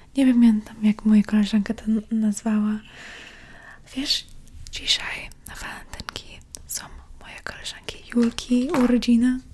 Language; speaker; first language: Polish; early bilingual, heritage; Polish